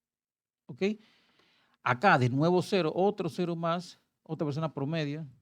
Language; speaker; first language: Spanish; native; Spanish